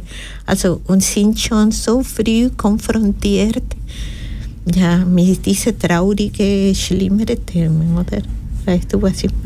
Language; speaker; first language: German; non-native, learner; Spanish